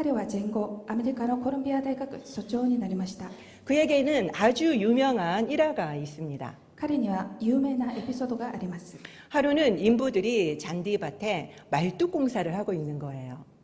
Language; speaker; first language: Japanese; non-native, fluent; Korean